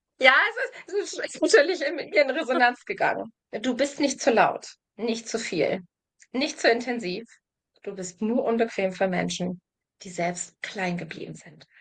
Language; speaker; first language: German; native; German